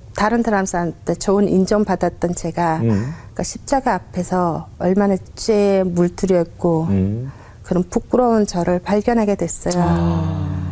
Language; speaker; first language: Korean; non-native, fluent; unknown